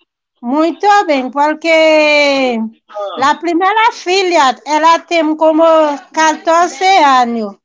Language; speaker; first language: Portuguese; non-native, learner; Haitian Creole